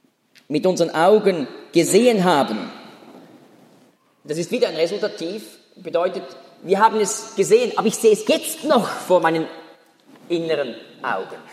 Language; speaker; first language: German; native; German